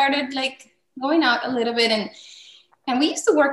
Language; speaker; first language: English; non-native, fluent; Spanish